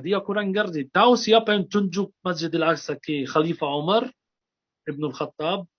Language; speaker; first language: Indonesian; non-native, fluent; Arabic